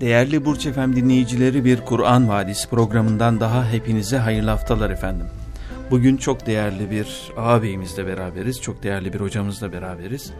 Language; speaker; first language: Turkish; native; Turkish